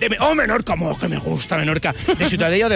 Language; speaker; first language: Spanish; native; Spanish